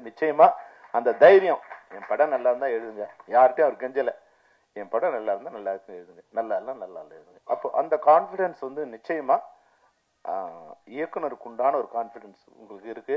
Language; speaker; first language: Tamil; native; Tamil